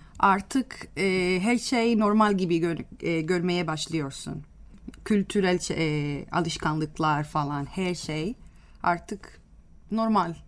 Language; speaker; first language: Turkish; non-native, fluent; Spanish